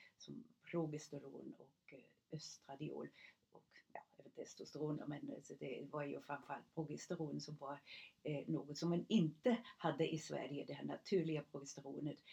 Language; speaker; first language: Swedish; non-native, fluent; German